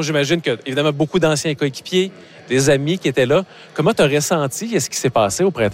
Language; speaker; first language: French; native; French